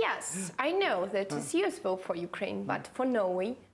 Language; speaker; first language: English; non-native, learner; Ukrainian